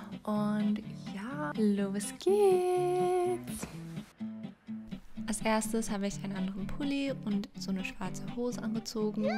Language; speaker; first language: German; non-native, fluent; English